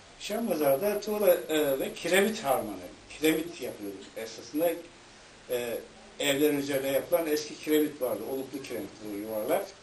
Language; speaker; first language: Turkish; native; Turkish